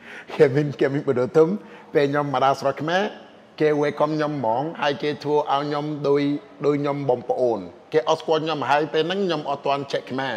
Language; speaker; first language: Khmer; non-native, fluent; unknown